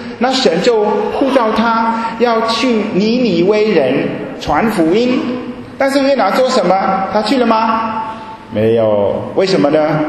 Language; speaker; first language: Chinese; non-native, fluent; German